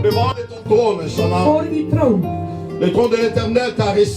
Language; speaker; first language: French; non-native, local second language; Lingala